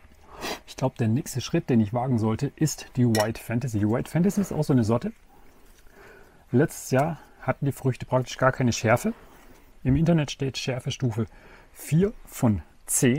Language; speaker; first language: German; native; German